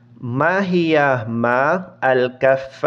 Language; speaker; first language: Arabic; non-native, fluent; Filipino